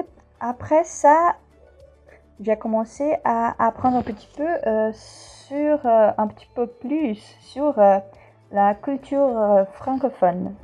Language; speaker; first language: French; non-native, fluent; Portuguese